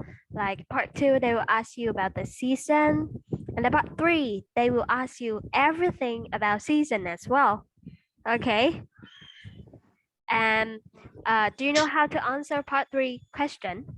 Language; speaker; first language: English; non-native, fluent; Vietnamese